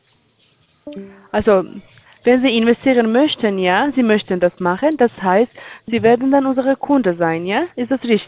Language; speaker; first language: German; non-native, learner; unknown